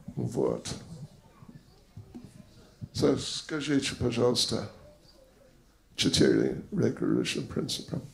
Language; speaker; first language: Russian; non-native, learner; English